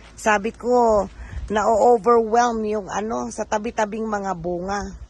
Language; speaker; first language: Filipino; non-native, local second language; Iloko